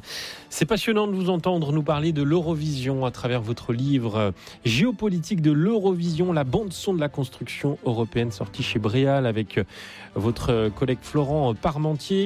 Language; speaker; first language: French; native; French